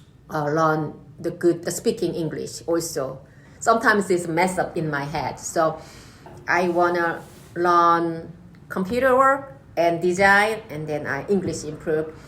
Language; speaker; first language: English; non-native, learner; Korean